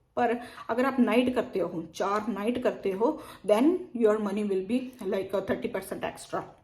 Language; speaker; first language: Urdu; native; Urdu